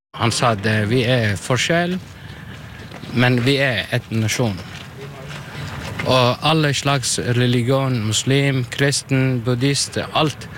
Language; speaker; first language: Norwegian; non-native, learner; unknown